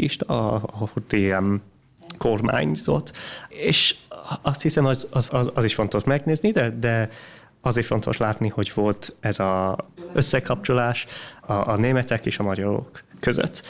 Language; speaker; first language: Hungarian; early bilingual, heritage; English